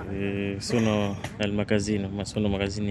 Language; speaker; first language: Italian; non-native, learner; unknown